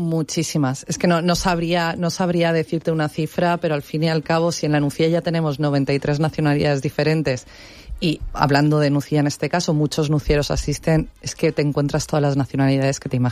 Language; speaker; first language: Spanish; native; Spanish